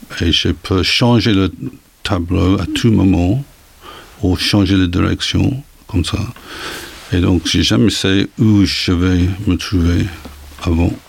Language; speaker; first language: French; non-native, learner; English